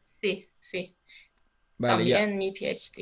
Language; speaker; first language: Spanish; non-native, learner; Turkish